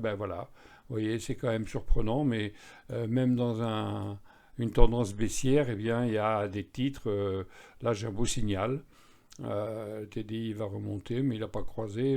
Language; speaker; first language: French; native; French